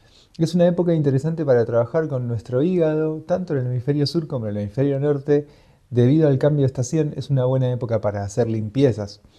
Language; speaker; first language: Spanish; native; Spanish